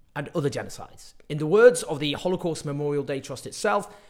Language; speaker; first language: English; native; English